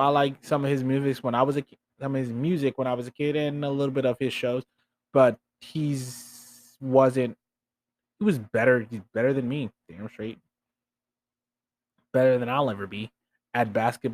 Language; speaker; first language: English; native; English